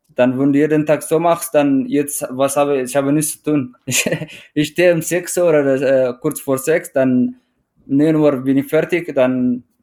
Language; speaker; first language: German; non-native, fluent; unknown